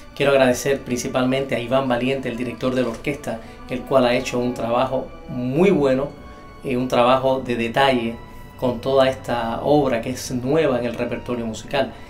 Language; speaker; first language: Spanish; native; Spanish